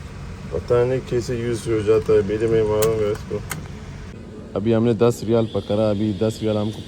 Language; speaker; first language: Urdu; non-native, learner; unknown